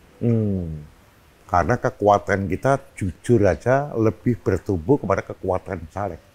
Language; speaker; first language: Indonesian; non-native, local second language; Javanese